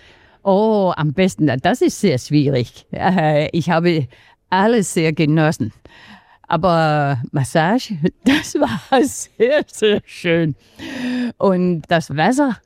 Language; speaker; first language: German; non-native, fluent; Danish